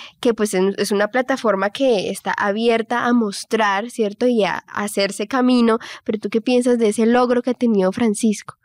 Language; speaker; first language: Spanish; native; Spanish